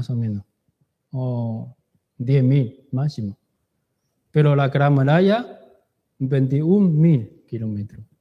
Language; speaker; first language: Spanish; non-native, learner; Chinese